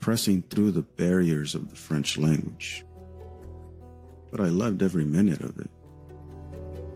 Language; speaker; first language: English; early bilingual, other home language; Spanish